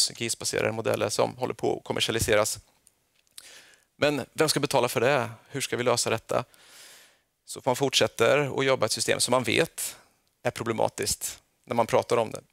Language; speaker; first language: Swedish; native; Swedish